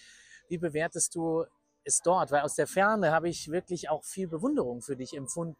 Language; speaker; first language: German; native; German